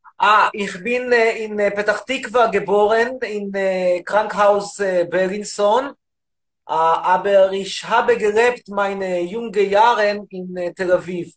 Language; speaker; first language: German; non-native, learner; Hebrew